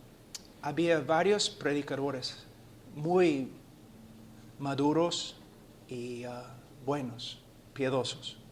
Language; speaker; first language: Spanish; non-native, fluent; English